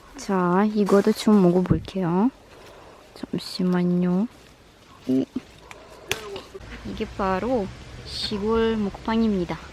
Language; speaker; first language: Korean; non-native, fluent; Russian